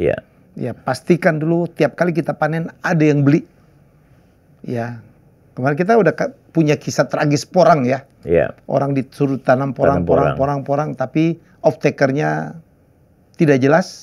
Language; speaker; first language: Indonesian; native; Indonesian